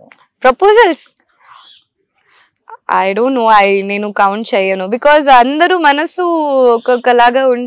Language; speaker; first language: Telugu; non-native, local second language; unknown